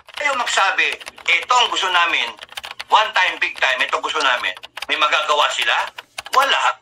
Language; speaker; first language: Filipino; native; Filipino